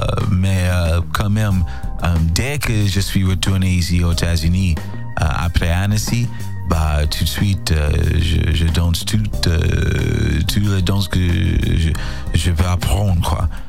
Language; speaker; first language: French; non-native, fluent; English